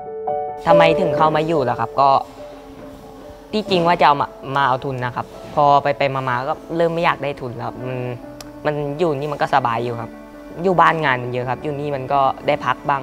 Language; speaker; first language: Thai; native; Thai